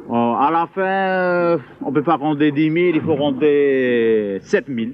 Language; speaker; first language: French; non-native, local second language; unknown